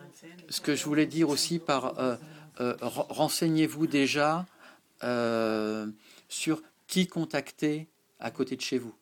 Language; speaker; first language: French; native; French